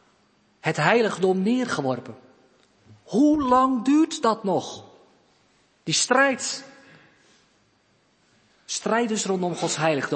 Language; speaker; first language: Dutch; native; Dutch